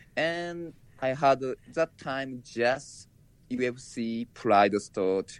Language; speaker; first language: English; non-native, learner; Japanese